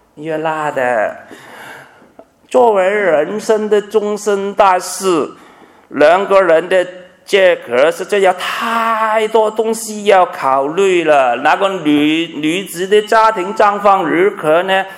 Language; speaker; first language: Chinese; non-native, local second language; Cantonese